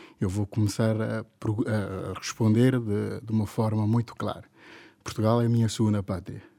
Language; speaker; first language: Portuguese; non-native, local second language; Upper Guinea Crioulo